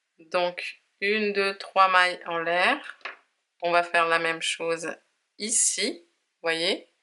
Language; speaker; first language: French; native; French